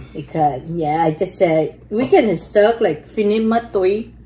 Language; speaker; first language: English; non-native, learner; Vietnamese